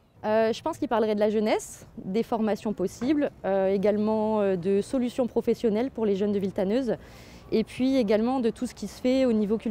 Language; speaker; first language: French; native; French